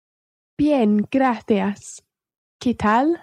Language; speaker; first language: Spanish; non-native, learner; English